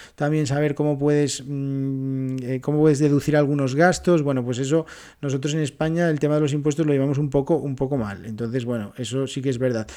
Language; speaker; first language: Spanish; native; Spanish